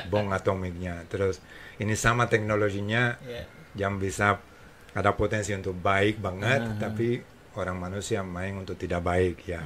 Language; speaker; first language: Indonesian; non-native, fluent; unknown